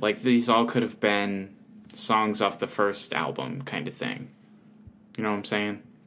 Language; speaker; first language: English; native; English